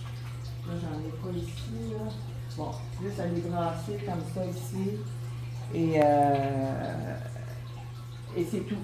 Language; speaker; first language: French; native; French